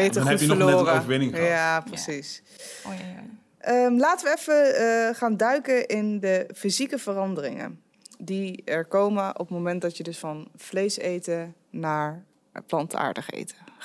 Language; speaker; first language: Dutch; native; Dutch